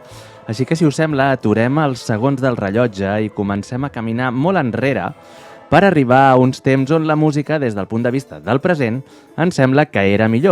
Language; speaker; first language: Catalan; native; Catalan